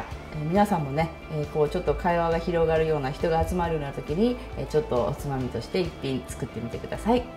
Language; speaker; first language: Japanese; native; Japanese